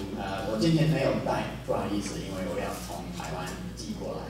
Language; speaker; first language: Chinese; non-native, fluent; English